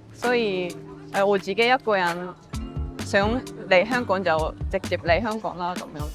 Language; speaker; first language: Cantonese; non-native, fluent; Japanese